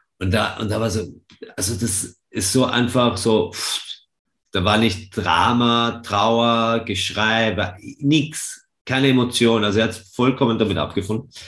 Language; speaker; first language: German; native; German